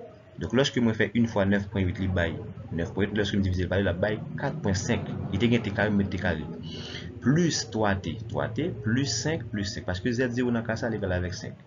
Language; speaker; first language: French; non-native, local second language; Haitian Creole